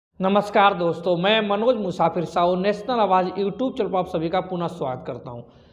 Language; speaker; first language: Hindi; native; Hindi